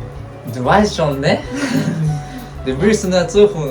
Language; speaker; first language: German; non-native, learner; Japanese